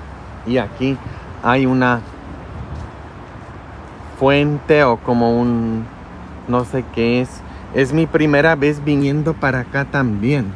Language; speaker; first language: Spanish; early bilingual, heritage; Spanish